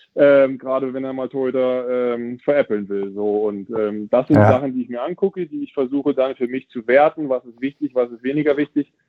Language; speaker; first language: German; native; German